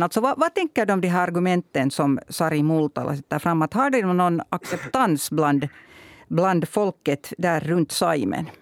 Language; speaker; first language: Swedish; native; Swedish